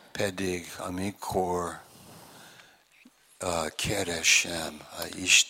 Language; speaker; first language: Hungarian; non-native, learner; English